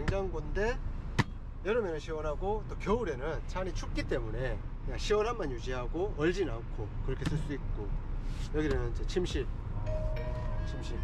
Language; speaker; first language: Korean; native; Korean